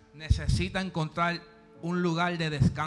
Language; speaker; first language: Spanish; early bilingual, heritage; Spanish